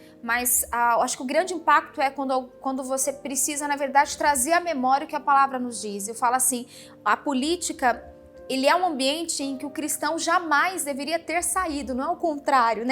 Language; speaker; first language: Portuguese; native; Portuguese